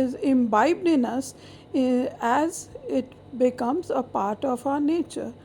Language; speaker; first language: English; non-native, local second language; Hindi